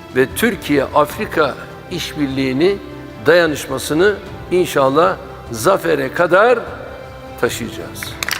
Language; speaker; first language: Turkish; native; Turkish